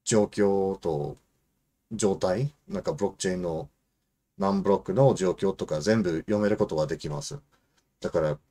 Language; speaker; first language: Japanese; non-native, fluent; English